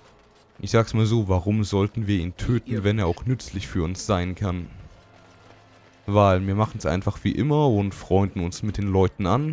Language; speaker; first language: German; native; German